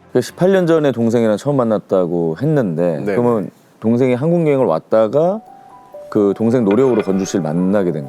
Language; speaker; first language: Korean; native; Korean